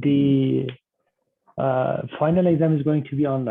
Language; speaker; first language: English; non-native, learner; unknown